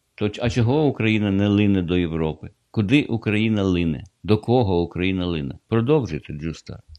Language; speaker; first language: Ukrainian; non-native, local second language; Russian